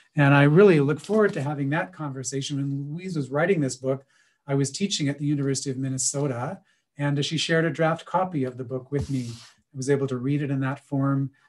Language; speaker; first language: English; native; English